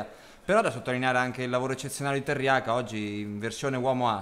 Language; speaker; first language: Italian; native; Italian